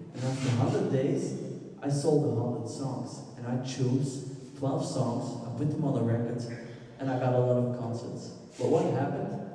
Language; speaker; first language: English; non-native, fluent; Dutch